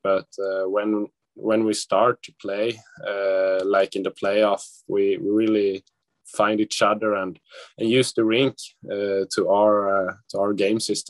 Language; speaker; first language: English; non-native, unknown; Swedish